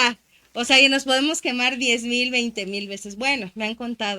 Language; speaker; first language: Spanish; native; Spanish